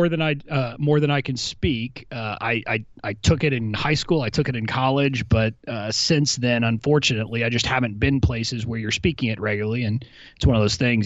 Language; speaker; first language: English; native; English